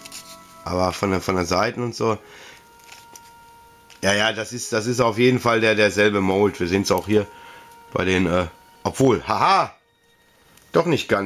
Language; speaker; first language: German; native; German